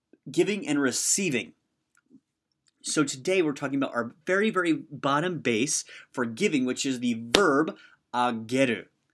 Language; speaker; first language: English; native; English